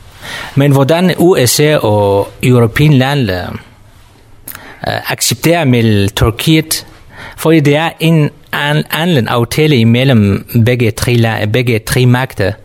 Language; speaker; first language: Danish; non-native, learner; Kurdish